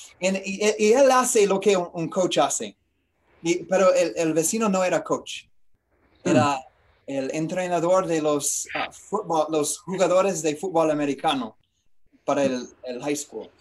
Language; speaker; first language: Spanish; non-native, learner; English